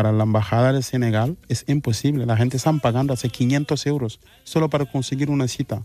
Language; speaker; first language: Spanish; non-native, fluent; Mandingo